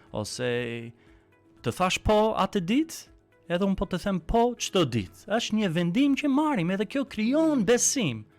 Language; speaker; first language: Albanian; non-native, fluent; English